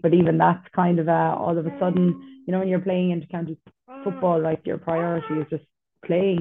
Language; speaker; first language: English; native; English